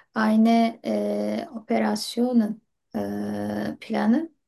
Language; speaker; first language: German; non-native, learner; Turkish